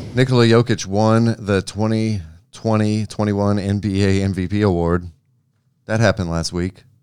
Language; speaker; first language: English; native; English